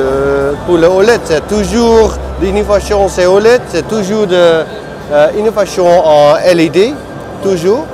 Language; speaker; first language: French; non-native, learner; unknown